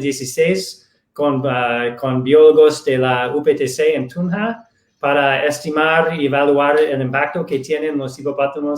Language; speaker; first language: Spanish; non-native, fluent; English